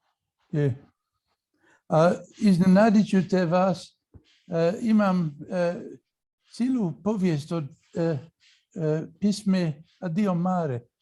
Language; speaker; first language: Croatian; early bilingual, heritage; English